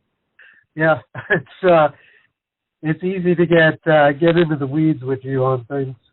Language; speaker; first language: English; native; English